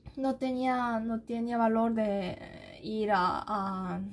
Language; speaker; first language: Spanish; non-native, fluent; Korean